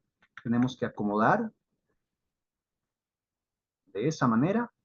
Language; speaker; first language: Spanish; native; Spanish